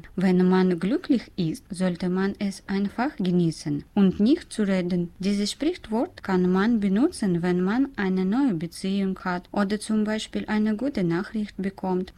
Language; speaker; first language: German; non-native, learner; Russian